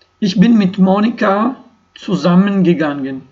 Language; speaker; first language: German; non-native, learner; Ukrainian